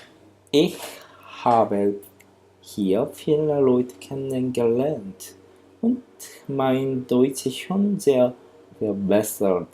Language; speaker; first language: German; non-native, fluent; Korean